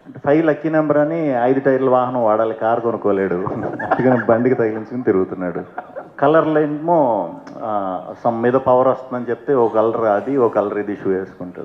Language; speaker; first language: Telugu; native; Telugu